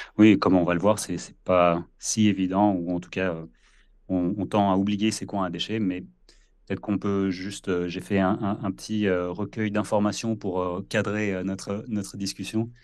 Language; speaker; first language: French; native; French